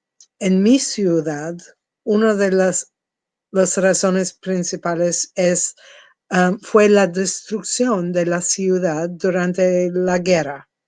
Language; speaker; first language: Spanish; non-native, fluent; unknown